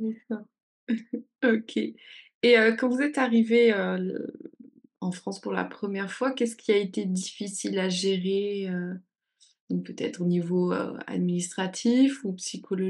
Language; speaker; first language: French; native; French